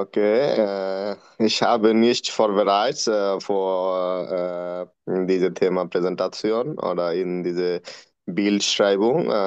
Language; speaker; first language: German; non-native, learner; Bangla